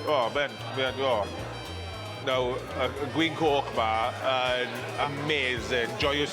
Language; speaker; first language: Welsh; non-native, local second language; English